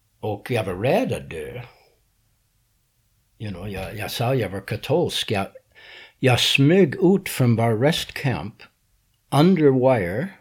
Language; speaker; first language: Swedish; non-native, learner; English